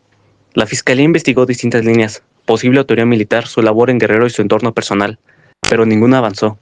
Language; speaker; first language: Spanish; native; Spanish